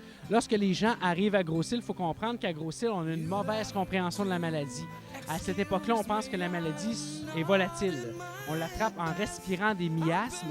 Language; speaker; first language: French; native; French